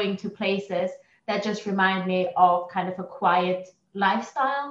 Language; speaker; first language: English; non-native, fluent; German